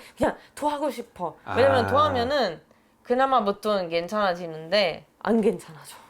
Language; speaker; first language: Korean; non-native, fluent; Italian